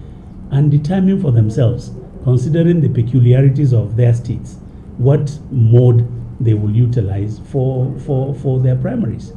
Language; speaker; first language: English; non-native, local second language; Hausa